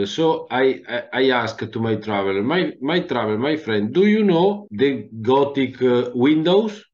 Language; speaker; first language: English; non-native, fluent; Italian